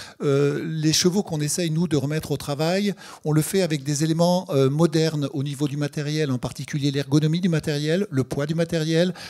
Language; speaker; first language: French; native; French